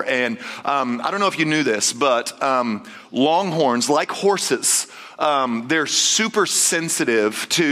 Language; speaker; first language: English; native; English